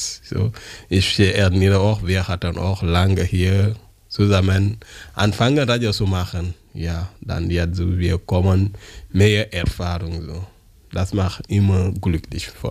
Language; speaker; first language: German; non-native, learner; French